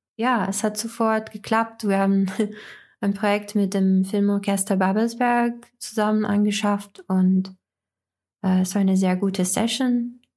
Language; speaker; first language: German; non-native, fluent; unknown